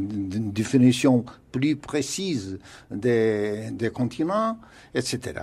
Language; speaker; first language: French; non-native, fluent; Portuguese